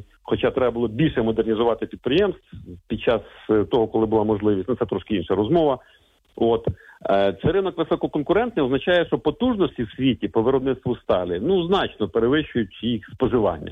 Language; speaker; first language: Ukrainian; native; Ukrainian